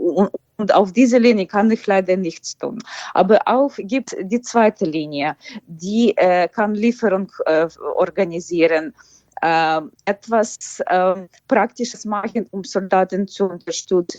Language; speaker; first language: German; non-native, fluent; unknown